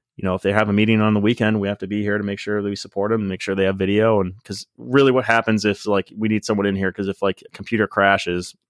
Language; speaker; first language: English; native; English